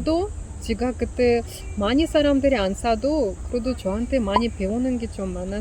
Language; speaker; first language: Korean; non-native, learner; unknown